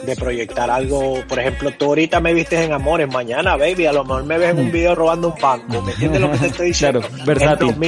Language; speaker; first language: Spanish; early bilingual, heritage; Spanish